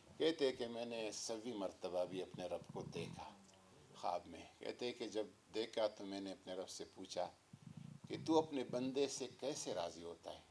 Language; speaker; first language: Urdu; non-native, local second language; Pashto